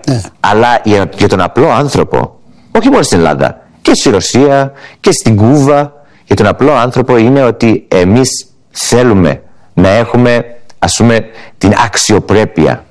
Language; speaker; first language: Greek; early bilingual, heritage; Greek